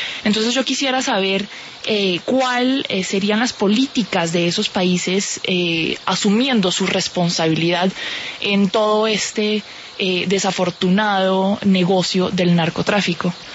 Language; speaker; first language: Spanish; native; Spanish